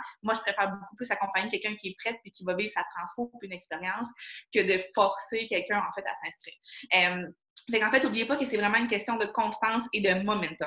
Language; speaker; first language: French; native; French